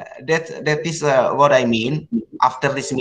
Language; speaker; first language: English; non-native, learner; Indonesian